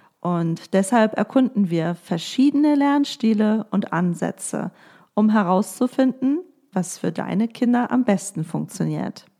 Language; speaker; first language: German; native; German